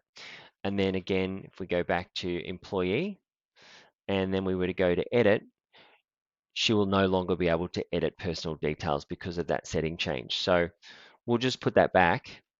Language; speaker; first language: English; native; English